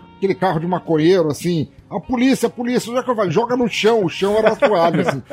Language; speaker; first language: Portuguese; native; Portuguese